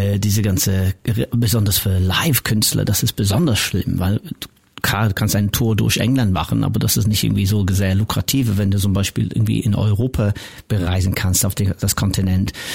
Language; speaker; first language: German; non-native, fluent; English